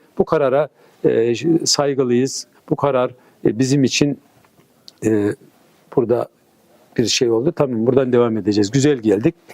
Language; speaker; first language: Turkish; native; Turkish